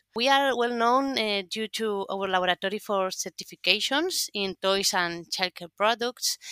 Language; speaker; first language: English; non-native, fluent; Spanish